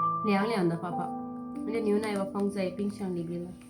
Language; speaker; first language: Chinese; non-native, fluent; Urdu